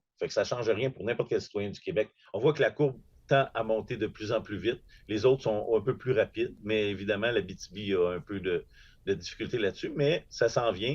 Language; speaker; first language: French; native; French